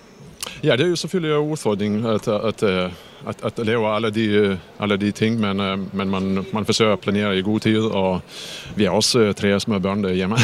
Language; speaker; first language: Danish; non-native, fluent; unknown